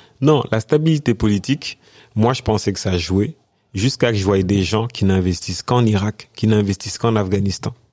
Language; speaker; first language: French; early bilingual, other home language; Wolof